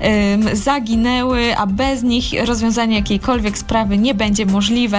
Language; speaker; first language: Polish; native; Polish